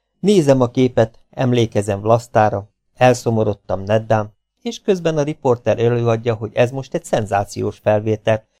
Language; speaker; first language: Hungarian; native; Hungarian